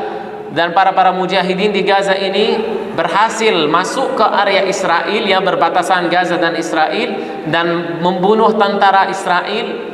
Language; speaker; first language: Indonesian; non-native, fluent; Arabic